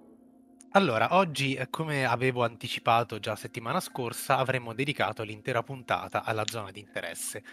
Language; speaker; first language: Italian; native; Italian